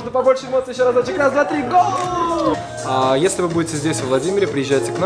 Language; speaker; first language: Russian; native; Russian